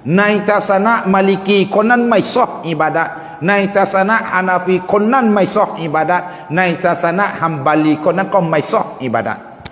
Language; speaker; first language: Thai; non-native, local second language; Malay